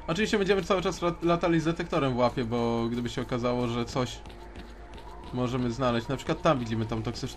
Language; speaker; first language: Polish; native; Polish